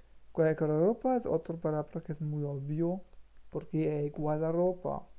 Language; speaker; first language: Spanish; non-native, learner; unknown